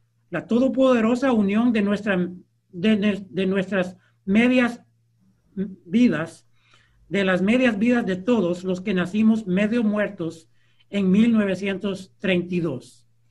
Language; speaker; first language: Spanish; early bilingual, heritage; Spanish